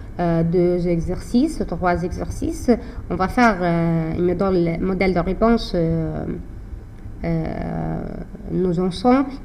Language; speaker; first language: French; non-native, fluent; Arabic